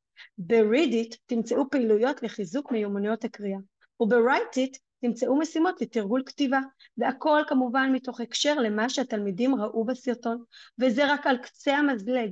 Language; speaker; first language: Hebrew; native; Hebrew